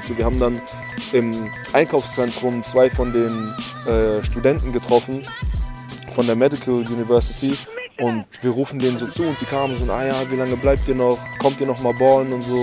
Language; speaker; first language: German; native; German